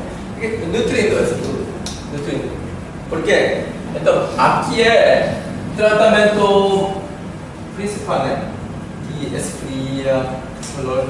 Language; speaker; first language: Portuguese; non-native, learner; Korean